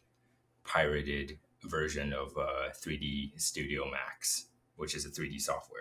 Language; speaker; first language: English; non-native, fluent; Chinese